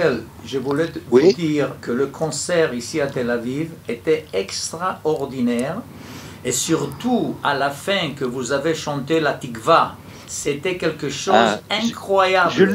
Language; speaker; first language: French; non-native, fluent; Hebrew